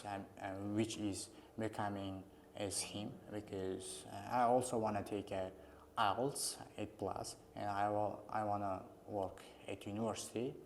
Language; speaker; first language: English; non-native, learner; Uzbek